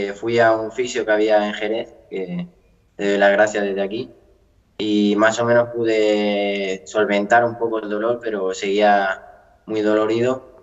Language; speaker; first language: Spanish; native; Spanish